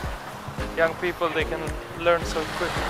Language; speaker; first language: English; non-native, fluent; Swedish